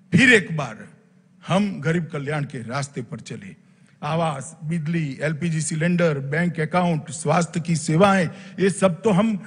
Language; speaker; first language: Hindi; non-native, local second language; Gujarati